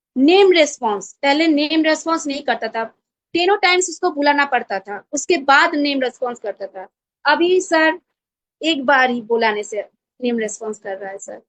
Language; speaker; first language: Hindi; non-native, local second language; Bangla